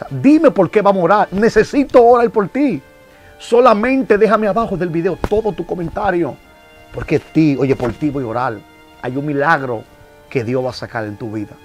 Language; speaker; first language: Spanish; native; Spanish